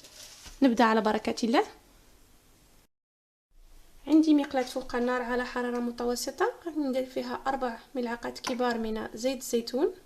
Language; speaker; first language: Arabic; native; Arabic